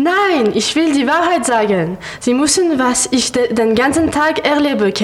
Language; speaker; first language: German; non-native, learner; French